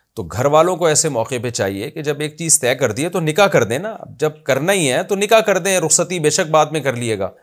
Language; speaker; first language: Urdu; native; Urdu